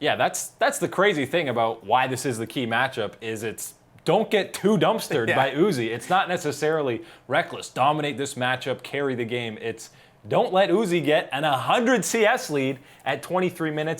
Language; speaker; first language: English; native; English